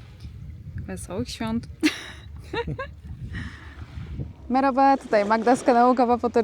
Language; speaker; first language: Polish; native; Polish